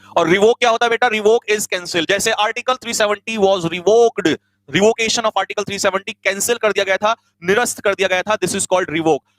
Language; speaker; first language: Hindi; native; Hindi